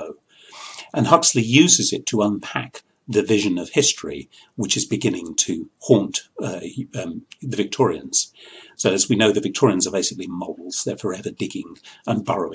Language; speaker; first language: English; native; English